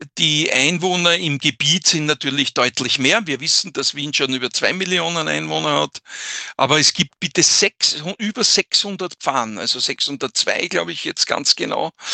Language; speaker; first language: German; native; German